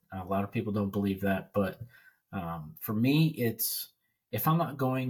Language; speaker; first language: English; native; English